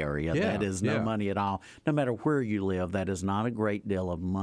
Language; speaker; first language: English; native; English